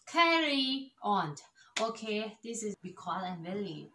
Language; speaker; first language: English; non-native, learner; Thai